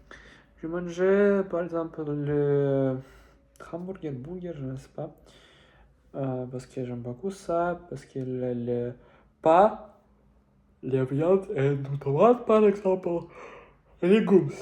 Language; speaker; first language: French; non-native, learner; Russian